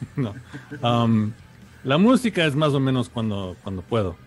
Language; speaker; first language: Spanish; early bilingual, heritage; Spanish